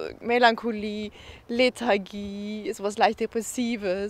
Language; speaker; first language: German; non-native, local second language; English